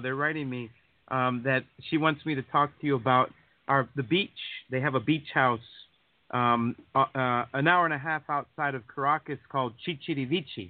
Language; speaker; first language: English; native; English